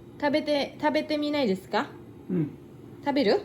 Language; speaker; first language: Japanese; non-native, learner; Thai